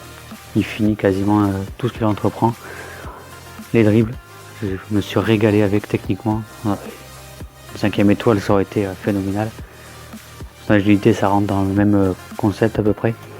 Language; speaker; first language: French; native; French